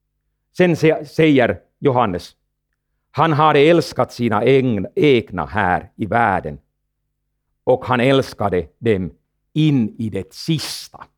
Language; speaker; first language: Swedish; non-native, fluent; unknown